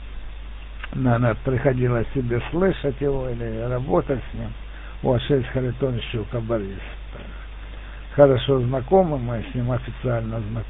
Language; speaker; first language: Russian; native; Russian